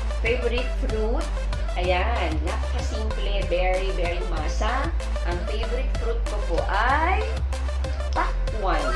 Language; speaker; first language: Filipino; non-native, local second language; Iloko